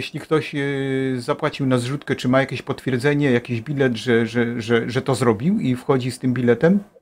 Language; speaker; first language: Polish; native; Polish